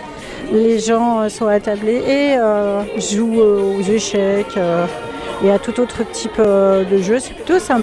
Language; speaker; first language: French; native; French